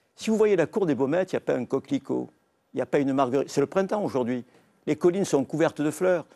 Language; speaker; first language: French; native; French